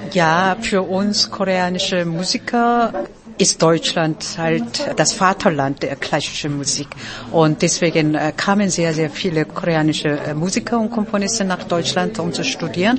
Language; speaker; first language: German; non-native, fluent; Korean